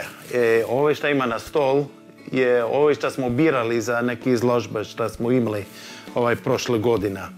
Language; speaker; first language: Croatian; non-native, fluent; English